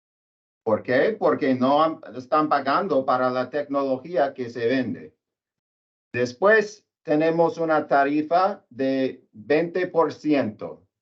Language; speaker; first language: Spanish; non-native, learner; English